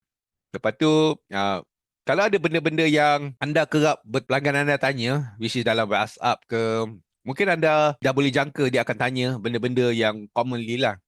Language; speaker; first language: Malay; native; Malay